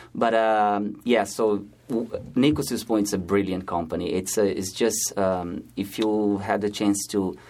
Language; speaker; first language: English; non-native, fluent; Portuguese